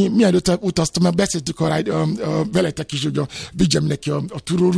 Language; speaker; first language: Hungarian; non-native, learner; Yoruba